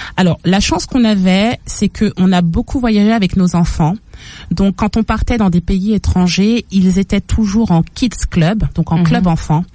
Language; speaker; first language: French; native; French